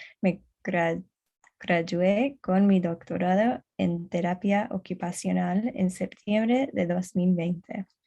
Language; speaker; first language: Spanish; non-native, learner; English